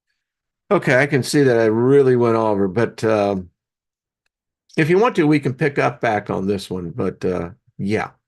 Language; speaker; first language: English; native; English